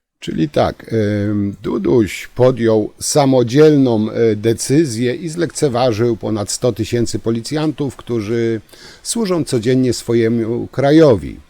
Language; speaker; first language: Polish; native; Polish